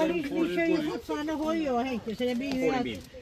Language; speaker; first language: Swedish; native; Swedish